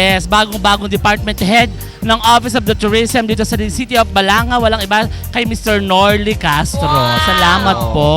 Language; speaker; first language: Filipino; native; Filipino